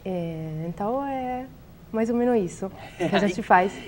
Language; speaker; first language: Portuguese; non-native, learner; Italian